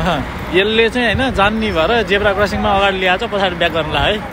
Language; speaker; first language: Nepali; native; Nepali